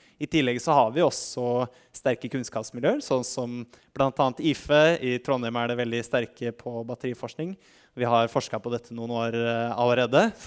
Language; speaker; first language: Norwegian; native; Norwegian